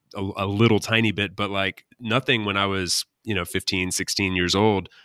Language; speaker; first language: English; native; English